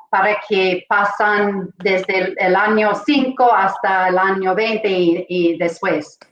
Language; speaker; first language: Spanish; non-native, fluent; English